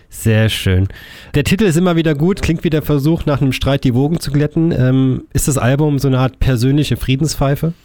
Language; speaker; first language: German; native; German